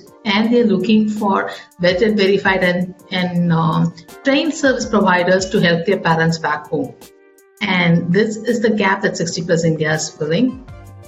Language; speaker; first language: English; non-native, local second language; Tamil